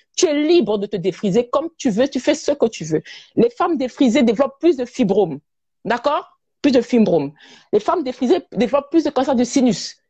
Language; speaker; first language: French; native; French